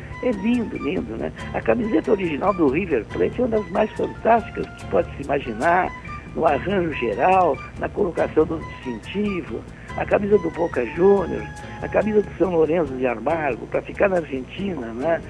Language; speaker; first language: Portuguese; native; Portuguese